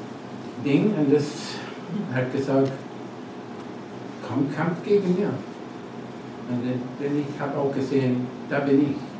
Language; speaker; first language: German; non-native, learner; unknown